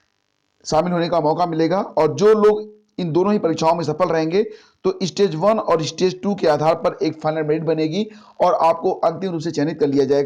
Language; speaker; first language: Hindi; native; Hindi